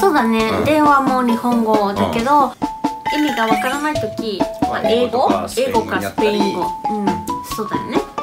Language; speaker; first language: Japanese; non-native, fluent; Spanish